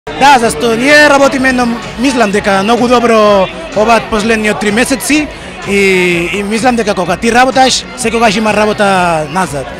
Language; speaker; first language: Macedonian; non-native, learner; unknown